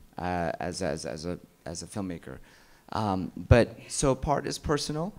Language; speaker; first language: English; early bilingual, other home language; Amharic